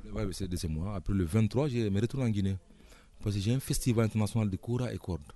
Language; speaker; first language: French; non-native, local second language; Mandingo